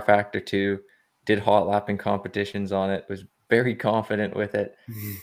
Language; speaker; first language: English; native; English